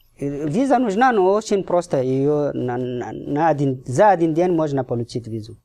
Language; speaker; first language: Russian; non-native, fluent; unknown